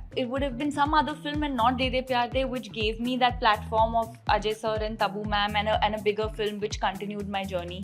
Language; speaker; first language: English; non-native, local second language; Hindi